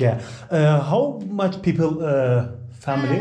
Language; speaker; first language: English; non-native, learner; Turkish